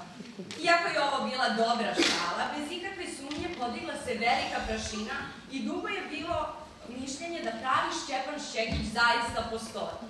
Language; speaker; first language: Serbian; native; Serbian